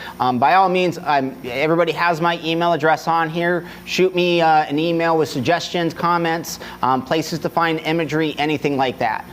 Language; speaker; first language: English; native; English